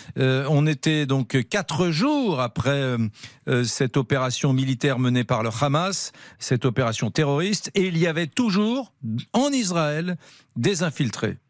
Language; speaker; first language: French; native; French